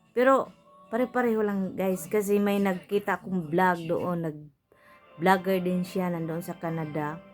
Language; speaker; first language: Filipino; native; Filipino